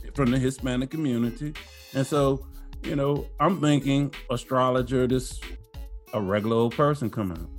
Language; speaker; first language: English; native; English